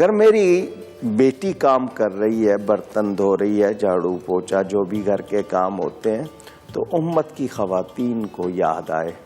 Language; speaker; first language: Urdu; native; Urdu